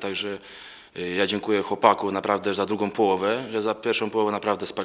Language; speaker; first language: Polish; non-native, learner; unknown